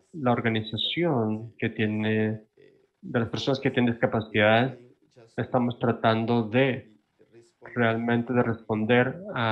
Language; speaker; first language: Spanish; non-native, fluent; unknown